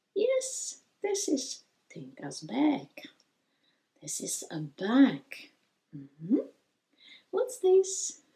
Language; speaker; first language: English; non-native, fluent; Czech